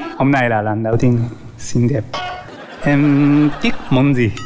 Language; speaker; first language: Vietnamese; non-native, learner; Japanese